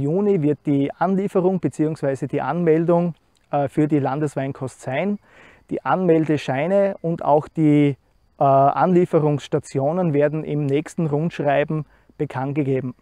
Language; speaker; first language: German; native; German